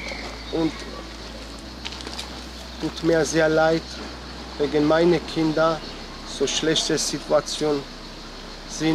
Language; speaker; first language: German; non-native, learner; Georgian